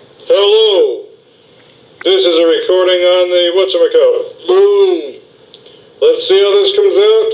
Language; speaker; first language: English; native; English